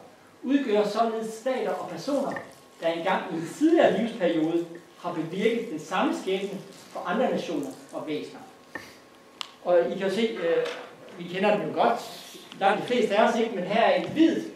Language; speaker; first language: Danish; native; Danish